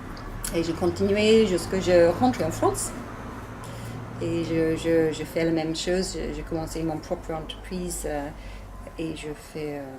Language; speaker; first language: French; non-native, learner; English